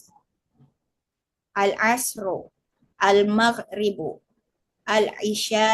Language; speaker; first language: Arabic; non-native, learner; Indonesian